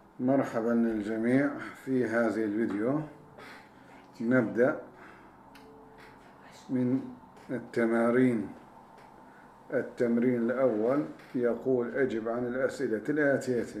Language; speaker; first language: Arabic; non-native, fluent; Turkish